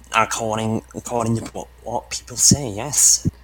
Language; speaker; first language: English; non-native, fluent; Estonian